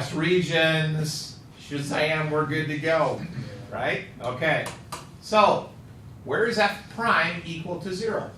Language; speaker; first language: English; native; English